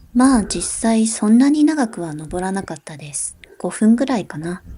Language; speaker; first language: Japanese; native; Japanese